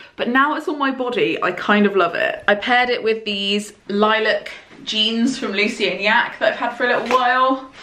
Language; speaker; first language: English; native; English